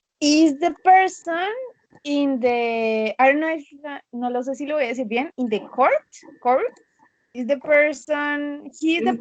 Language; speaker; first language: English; non-native, learner; Spanish